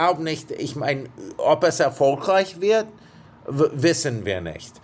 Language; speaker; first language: German; non-native, fluent; English